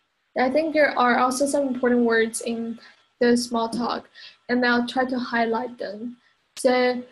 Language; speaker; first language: English; non-native, fluent; Chinese